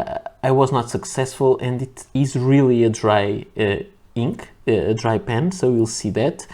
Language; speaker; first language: English; non-native, fluent; Portuguese